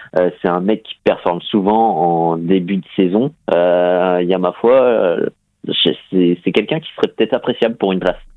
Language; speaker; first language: French; native; French